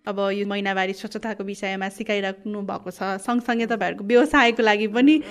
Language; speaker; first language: Nepali; native; Nepali